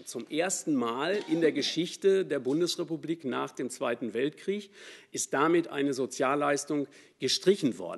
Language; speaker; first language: German; native; German